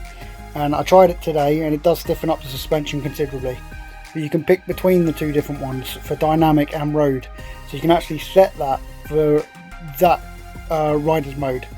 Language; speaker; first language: English; native; English